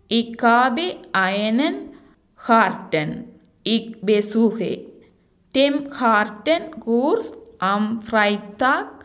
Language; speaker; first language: German; non-native, learner; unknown